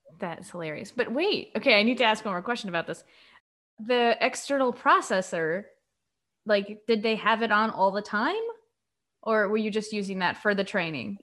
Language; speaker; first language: English; native; English